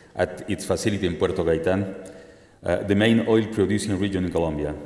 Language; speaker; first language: English; non-native, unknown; Spanish